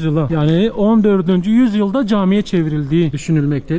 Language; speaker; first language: Turkish; native; Turkish